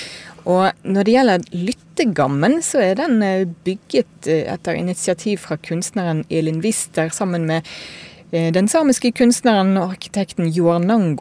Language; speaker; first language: Norwegian; native; Norwegian